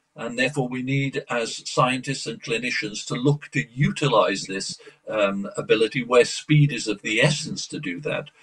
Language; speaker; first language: English; early bilingual, other home language; Polish